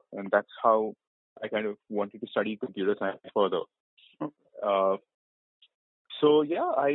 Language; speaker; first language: English; non-native, local second language; Malayalam